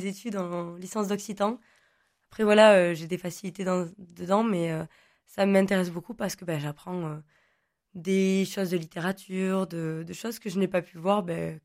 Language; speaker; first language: French; non-native, local second language; Occitan